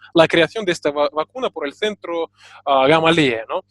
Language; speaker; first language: Spanish; non-native, fluent; Russian